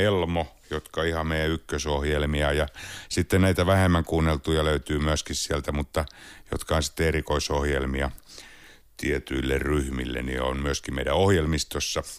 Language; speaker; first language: Finnish; native; Finnish